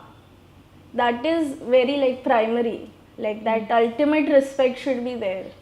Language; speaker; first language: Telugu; non-native, learner; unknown